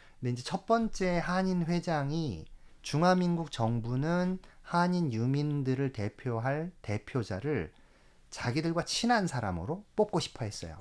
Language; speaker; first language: Korean; native; Korean